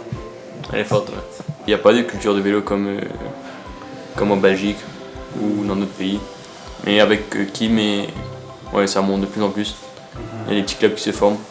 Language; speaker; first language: French; non-native, local second language; Morisyen